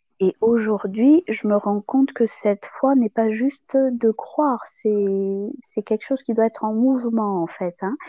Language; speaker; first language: French; non-native, local second language; Malagasy